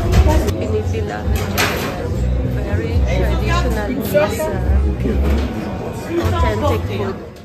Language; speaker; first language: English; non-native, local second language; Filipino